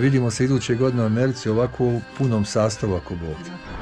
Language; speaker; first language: Croatian; native; Croatian